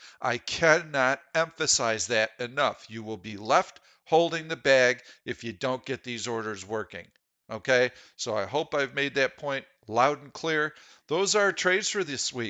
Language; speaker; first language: English; native; English